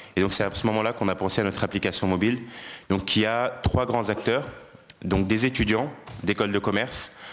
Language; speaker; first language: French; non-native, local second language; Wolof